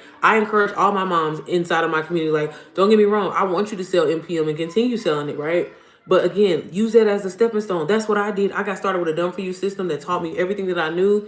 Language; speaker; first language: English; native; English